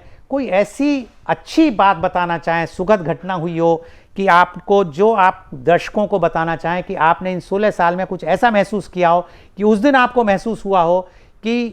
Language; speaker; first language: Hindi; native; Hindi